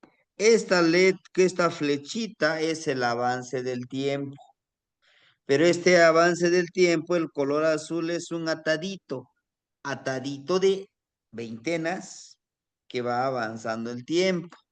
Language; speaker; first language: Spanish; native; Spanish